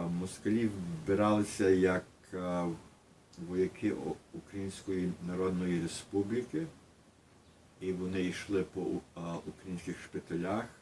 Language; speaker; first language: Ukrainian; early bilingual, heritage; Ukrainian